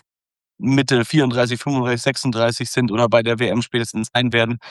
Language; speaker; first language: German; native; German